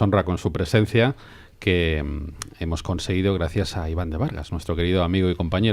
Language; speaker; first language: Spanish; native; Spanish